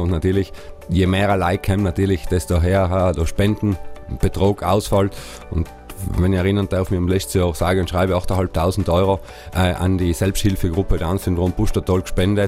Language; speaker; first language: German; native; German